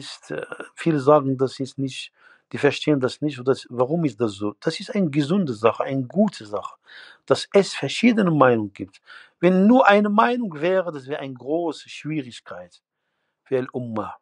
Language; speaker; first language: German; non-native, fluent; Arabic